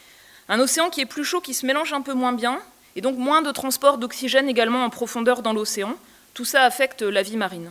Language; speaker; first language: French; native; French